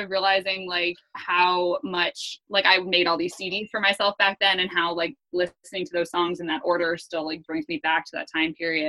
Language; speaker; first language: English; native; English